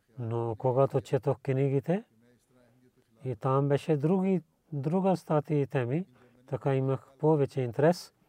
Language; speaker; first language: Bulgarian; non-native, learner; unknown